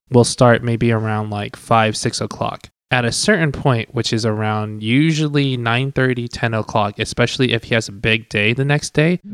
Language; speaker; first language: English; early bilingual, other home language; Cantonese